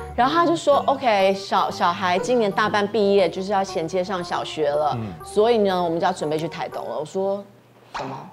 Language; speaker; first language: Chinese; native; Chinese